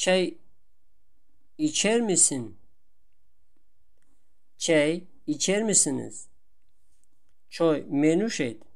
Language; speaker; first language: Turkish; non-native, fluent; Tajik